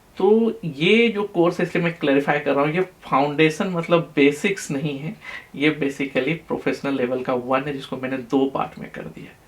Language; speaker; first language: Hindi; native; Hindi